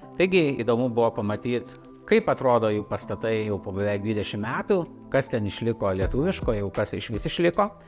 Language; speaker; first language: Lithuanian; native; Lithuanian